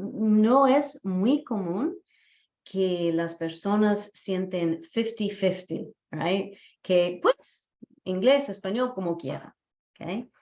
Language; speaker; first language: Spanish; non-native, fluent; English